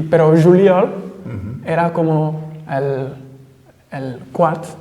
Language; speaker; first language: Catalan; non-native, fluent; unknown